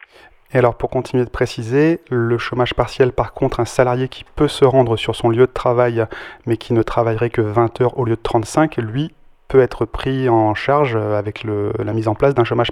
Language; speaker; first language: French; native; French